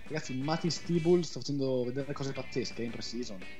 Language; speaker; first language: Italian; native; Italian